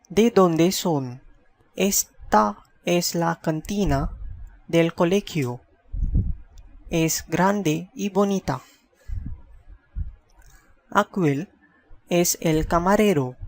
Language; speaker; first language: Spanish; non-native, fluent; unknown